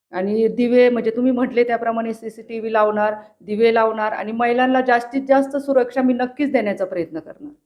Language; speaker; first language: Marathi; native; Marathi